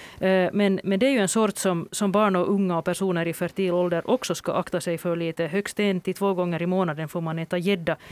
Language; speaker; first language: Swedish; native; Swedish